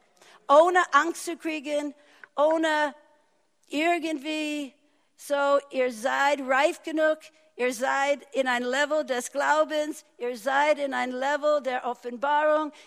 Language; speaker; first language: German; non-native, fluent; English